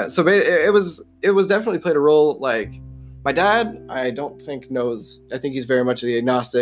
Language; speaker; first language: English; native; English